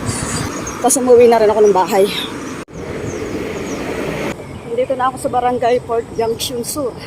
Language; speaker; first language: Filipino; native; Filipino